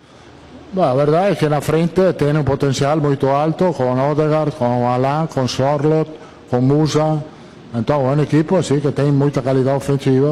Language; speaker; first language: Portuguese; non-native, learner; Italian